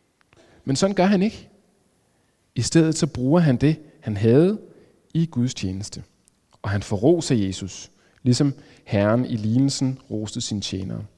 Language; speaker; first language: Danish; native; Danish